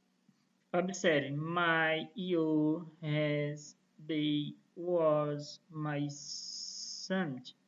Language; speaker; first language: English; non-native, fluent; Portuguese